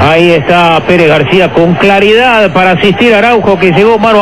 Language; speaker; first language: Spanish; native; Spanish